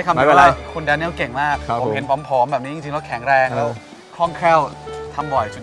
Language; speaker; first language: Thai; native; Thai